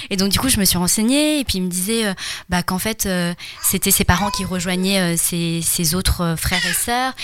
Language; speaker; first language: French; early bilingual, other home language; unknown